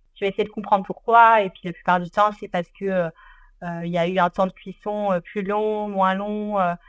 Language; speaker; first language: French; native; French